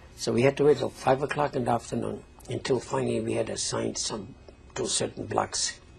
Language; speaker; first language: English; non-native, fluent; Polish